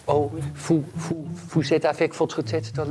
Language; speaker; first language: French; non-native, learner; Dutch